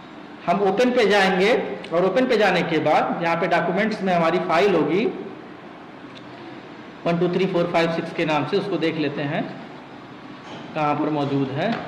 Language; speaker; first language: Hindi; native; Hindi